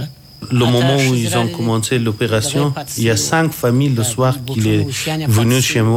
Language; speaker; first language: French; non-native, fluent; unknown